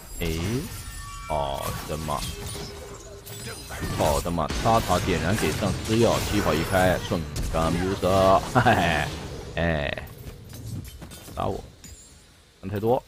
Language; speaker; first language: Chinese; native; Chinese